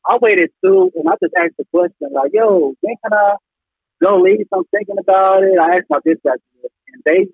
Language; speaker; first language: English; native; English